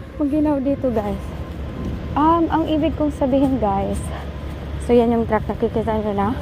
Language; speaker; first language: Filipino; non-native, local second language; Waray